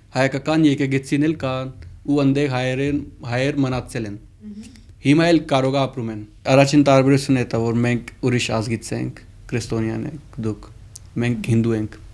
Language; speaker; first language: Armenian; non-native, fluent; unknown